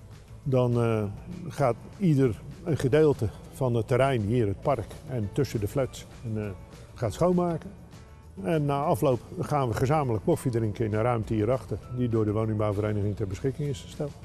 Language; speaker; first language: Dutch; native; Dutch